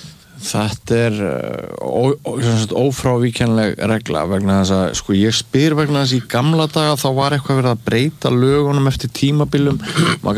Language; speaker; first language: Icelandic; native; Icelandic